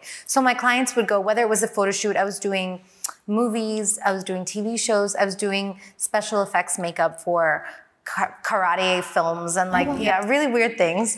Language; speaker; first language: English; native; English